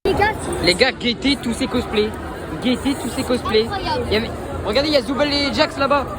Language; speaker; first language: French; native; French